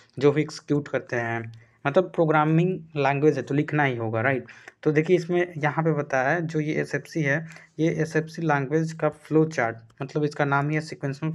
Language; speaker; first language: Hindi; native; Hindi